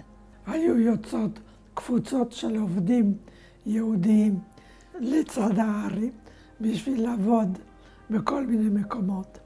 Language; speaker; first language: Hebrew; non-native, fluent; Polish